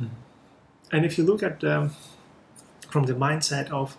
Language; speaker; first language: English; non-native, fluent; Russian